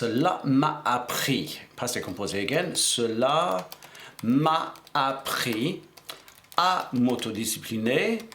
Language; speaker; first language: French; non-native, fluent; English